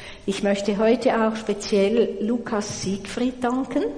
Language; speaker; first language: German; native; German